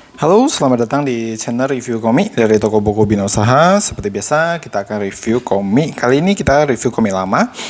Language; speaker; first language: Indonesian; native; Indonesian